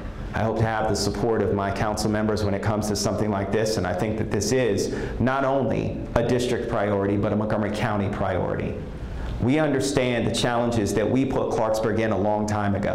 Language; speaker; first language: English; native; English